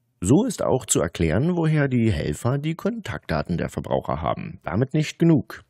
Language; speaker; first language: German; native; German